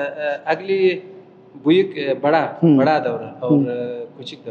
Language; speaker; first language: Hindi; non-native, learner; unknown